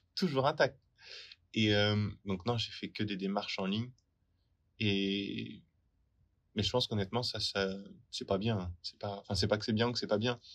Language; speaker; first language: French; native; French